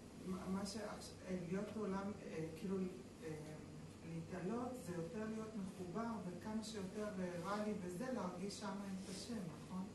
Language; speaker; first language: Hebrew; native; Hebrew